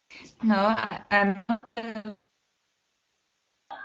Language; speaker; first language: English; non-native, learner; Armenian